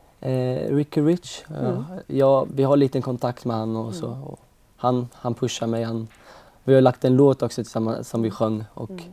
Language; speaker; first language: Swedish; early bilingual, other home language; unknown